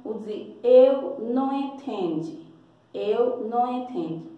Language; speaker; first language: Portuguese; non-native, learner; Haitian Creole